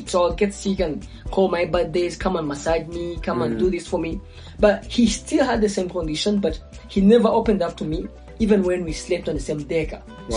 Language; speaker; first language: English; non-native, local second language; Ganda